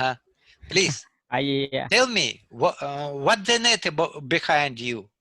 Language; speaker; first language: English; non-native, learner; Russian